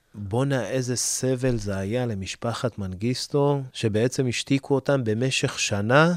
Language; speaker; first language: Hebrew; early bilingual, other home language; Amharic